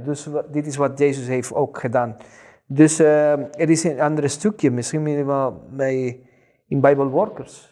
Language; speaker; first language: Dutch; non-native, fluent; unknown